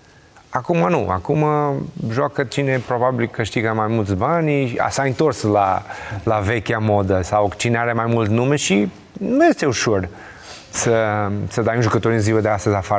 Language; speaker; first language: Romanian; non-native, learner; Portuguese